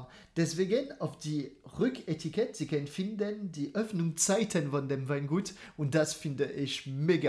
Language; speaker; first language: German; non-native, fluent; French